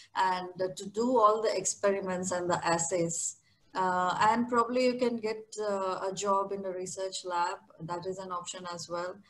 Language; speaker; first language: English; non-native, local second language; Kannada